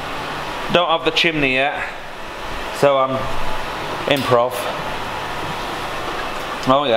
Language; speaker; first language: English; native; English